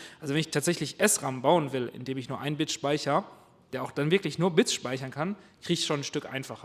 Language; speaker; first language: German; native; German